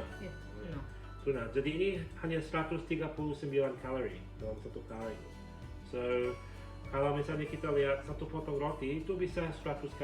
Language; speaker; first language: Indonesian; non-native, fluent; English